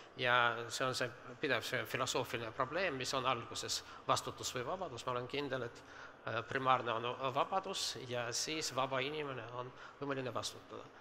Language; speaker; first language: Estonian; non-native, local second language; Russian